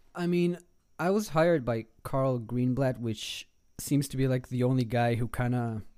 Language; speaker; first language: English; non-native, fluent; Hebrew